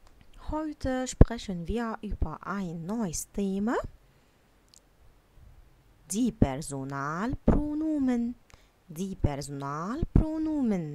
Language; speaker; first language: German; non-native, learner; Arabic